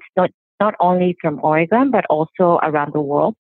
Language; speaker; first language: English; non-native, fluent; Spanish